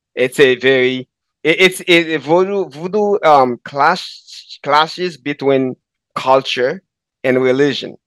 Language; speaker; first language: English; non-native, fluent; Haitian Creole